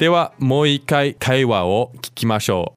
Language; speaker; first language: Japanese; non-native, fluent; English